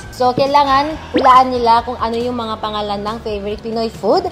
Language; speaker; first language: Filipino; non-native, fluent; Korean